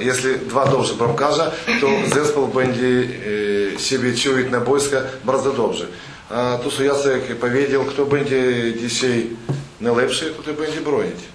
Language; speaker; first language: Polish; non-native, learner; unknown